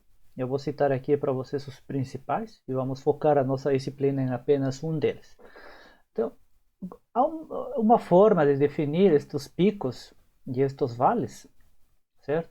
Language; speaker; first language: Portuguese; native; Portuguese